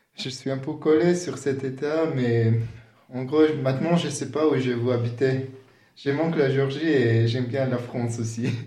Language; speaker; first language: French; non-native, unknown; Georgian